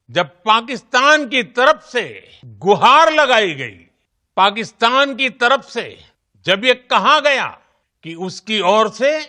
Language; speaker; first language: Hindi; non-native, local second language; Gujarati